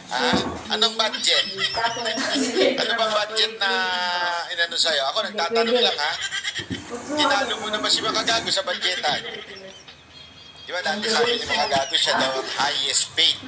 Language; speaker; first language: Filipino; non-native, local second language; Cebuano